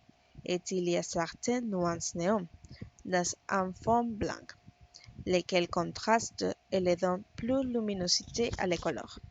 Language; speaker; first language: French; non-native, learner; Spanish